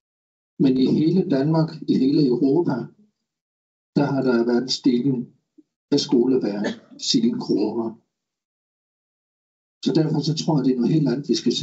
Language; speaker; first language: Danish; non-native, local second language; Kalaallisut